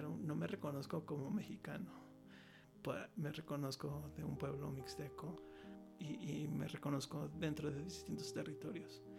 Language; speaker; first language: Spanish; early bilingual, heritage; Spanish